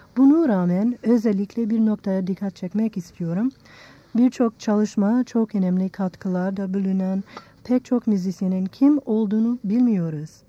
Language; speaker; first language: Turkish; non-native, fluent; English